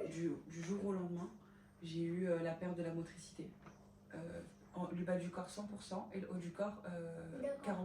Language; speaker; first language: French; native; French